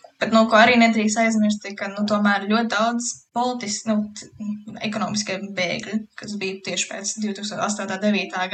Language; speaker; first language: Latvian; early bilingual, heritage; Latvian